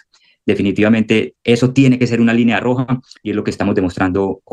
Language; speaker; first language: Spanish; native; Spanish